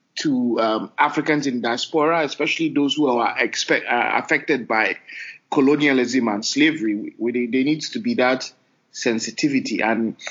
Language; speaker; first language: English; non-native, local second language; Hausa